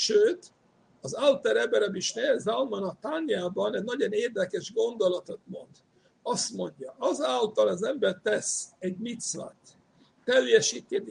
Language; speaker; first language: Hungarian; non-native, fluent; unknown